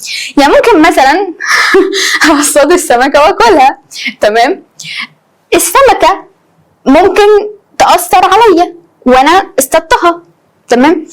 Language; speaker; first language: Arabic; native; Arabic